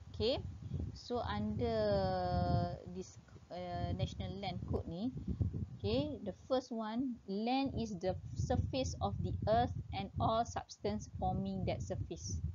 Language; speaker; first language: English; non-native, local second language; Malay